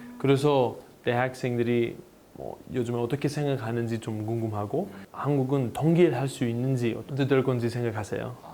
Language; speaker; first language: Korean; non-native, fluent; Greek